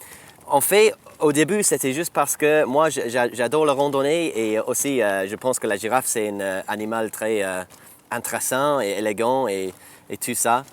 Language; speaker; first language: French; non-native, fluent; English